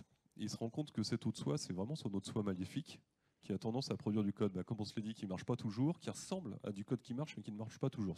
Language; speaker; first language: French; native; French